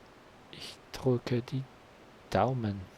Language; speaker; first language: German; non-native, learner; Spanish